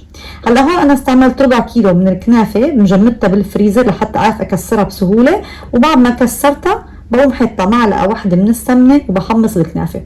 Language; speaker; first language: Arabic; native; Arabic